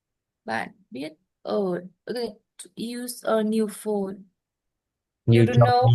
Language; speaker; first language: English; non-native, learner; Vietnamese